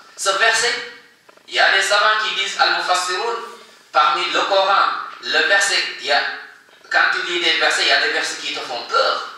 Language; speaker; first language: French; non-native, local second language; Wolof